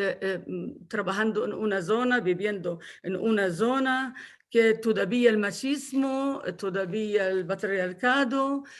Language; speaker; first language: Spanish; non-native, fluent; Arabic